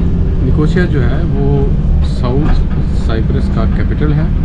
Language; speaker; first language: Hindi; native; Hindi